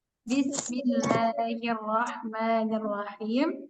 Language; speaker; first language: Arabic; non-native, fluent; Indonesian